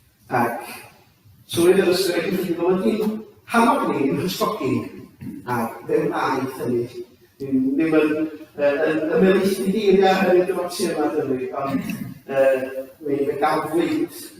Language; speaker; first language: Welsh; native; Welsh